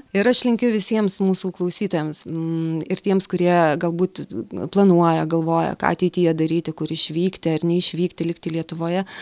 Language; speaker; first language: Lithuanian; native; Lithuanian